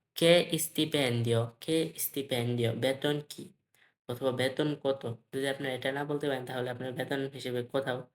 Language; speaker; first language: Bangla; native; Bangla